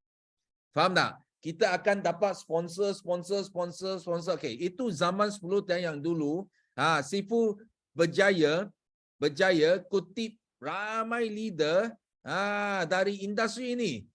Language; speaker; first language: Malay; non-native, local second language; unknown